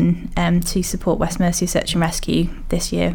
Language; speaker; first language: English; native; English